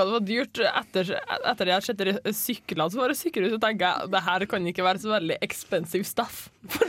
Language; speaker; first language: Norwegian; native; Norwegian